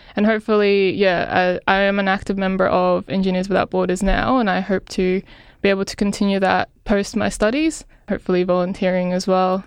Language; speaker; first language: English; non-native, local second language; Filipino